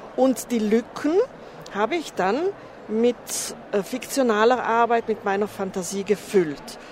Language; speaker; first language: German; non-native, local second language; Ladin